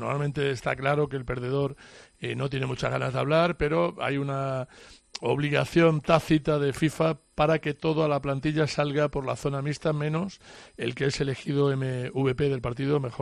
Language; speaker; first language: Spanish; native; Spanish